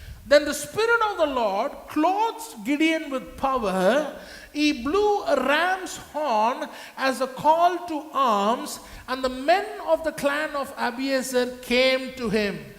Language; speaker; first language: English; non-native, local second language; Tamil